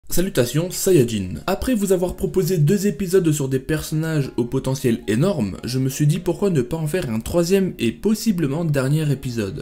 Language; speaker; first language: French; native; French